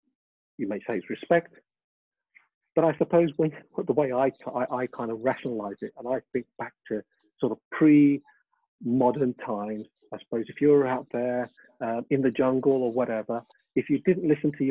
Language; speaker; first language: English; early bilingual, other home language; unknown